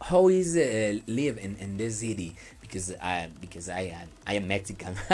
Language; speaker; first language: English; non-native, learner; Spanish